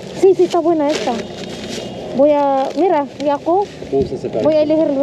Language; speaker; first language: Spanish; non-native, learner; Filipino